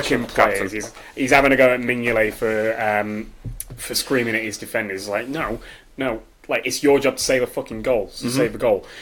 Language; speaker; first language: English; native; English